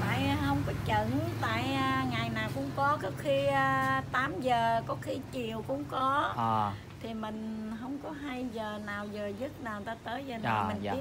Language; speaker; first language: Vietnamese; non-native, local second language; Western Cham